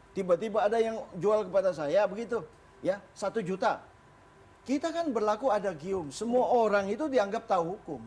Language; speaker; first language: Indonesian; native; Indonesian